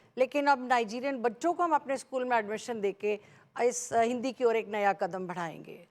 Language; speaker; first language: Hindi; native; Hindi